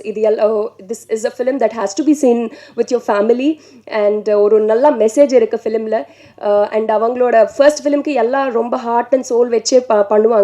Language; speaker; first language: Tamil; non-native, learner; Telugu